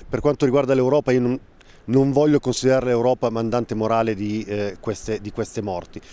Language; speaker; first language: Italian; native; Italian